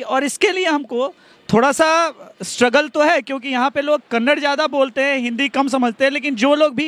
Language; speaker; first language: Hindi; native; Hindi